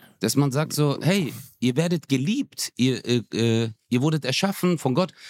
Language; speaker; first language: German; early bilingual, other home language; Turkish